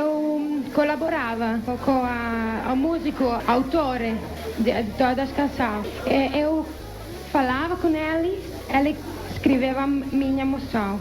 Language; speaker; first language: Portuguese; non-native, learner; Italian